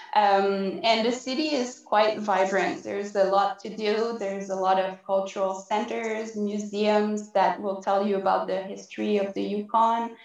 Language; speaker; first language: English; non-native, fluent; French